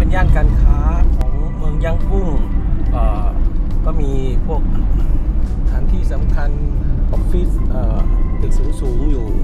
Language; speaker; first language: Thai; native; Thai